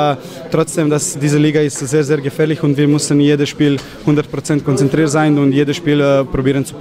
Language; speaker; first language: German; non-native, fluent; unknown